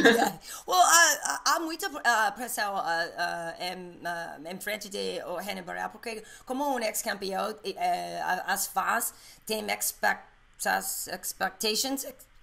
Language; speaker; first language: Portuguese; non-native, learner; English